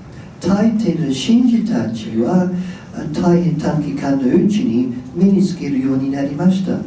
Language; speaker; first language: Japanese; non-native, fluent; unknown